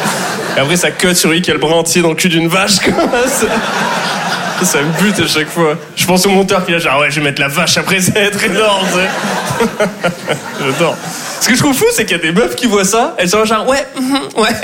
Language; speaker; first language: French; native; French